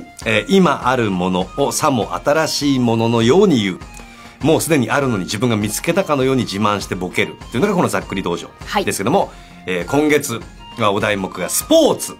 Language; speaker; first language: Japanese; native; Japanese